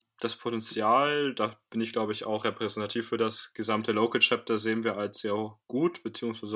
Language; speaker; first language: German; native; German